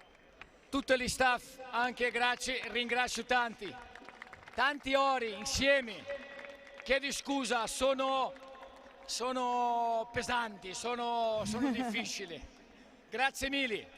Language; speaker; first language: Italian; non-native, fluent; Portuguese